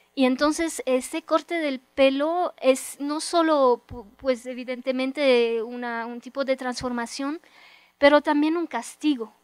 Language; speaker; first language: Spanish; non-native, fluent; Romanian